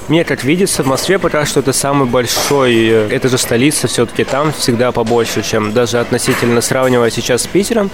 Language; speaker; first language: Russian; early bilingual, other home language; Uzbek